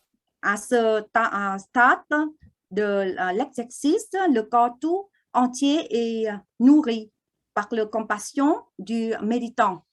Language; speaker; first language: French; non-native, fluent; Vietnamese